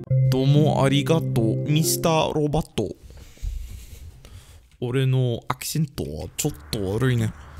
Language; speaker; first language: Japanese; non-native, learner; English